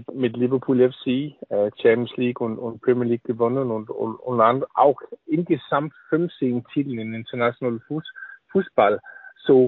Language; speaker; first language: German; non-native, learner; Danish